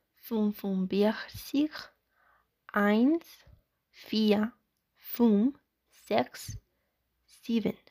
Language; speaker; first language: German; non-native, learner; Spanish